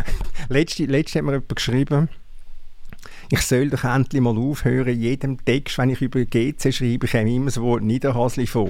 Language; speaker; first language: German; native; German